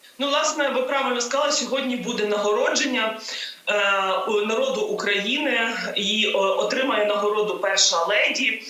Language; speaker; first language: Ukrainian; native; Ukrainian